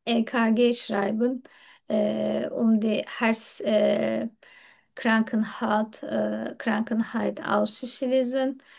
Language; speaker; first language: German; non-native, learner; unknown